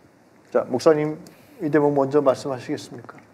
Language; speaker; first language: Korean; native; Korean